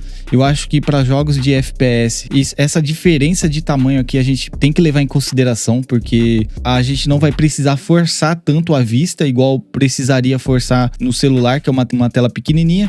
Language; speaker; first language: Portuguese; native; Portuguese